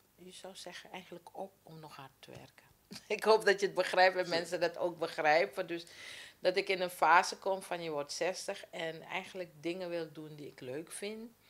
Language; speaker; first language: Dutch; native; Dutch